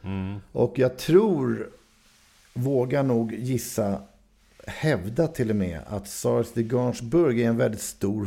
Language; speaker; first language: Swedish; native; Swedish